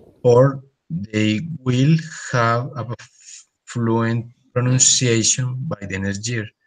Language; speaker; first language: English; non-native, learner; Spanish